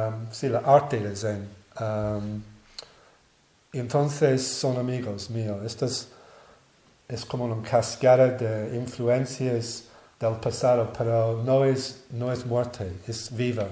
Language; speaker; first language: Spanish; non-native, learner; English